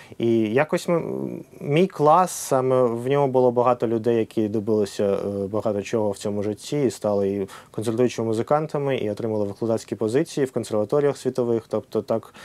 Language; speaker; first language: Ukrainian; non-native, local second language; Russian